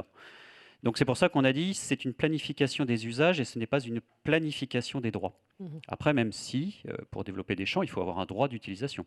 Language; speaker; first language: French; native; French